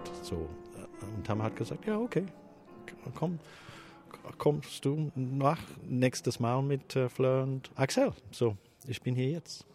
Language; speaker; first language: German; non-native, learner; English